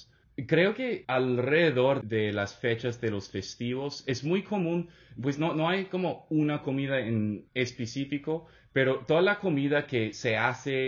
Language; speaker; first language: Spanish; non-native, fluent; English